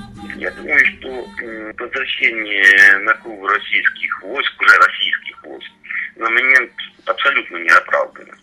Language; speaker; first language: Russian; native; Russian